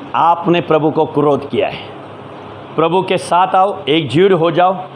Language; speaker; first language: Hindi; non-native, local second language; Marathi